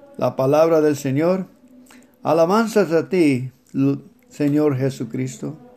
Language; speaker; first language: Spanish; early bilingual, heritage; Spanish